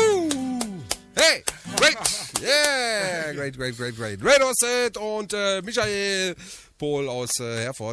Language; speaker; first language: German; native; German